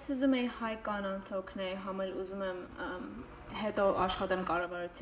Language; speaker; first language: Armenian; early bilingual, heritage; Armenian